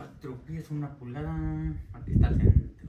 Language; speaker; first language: Spanish; native; Spanish